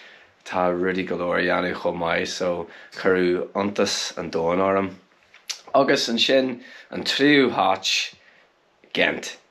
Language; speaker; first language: Irish; non-native, local second language; English